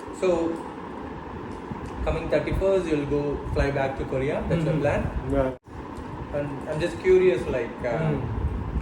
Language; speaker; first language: English; non-native, local second language; Tamil